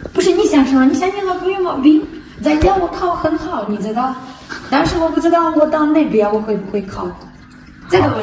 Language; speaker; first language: Chinese; non-native, learner; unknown